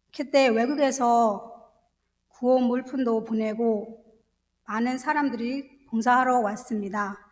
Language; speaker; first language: Korean; non-native, fluent; Burmese